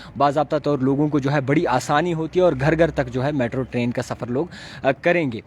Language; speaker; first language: Hindi; non-native, local second language; Kashmiri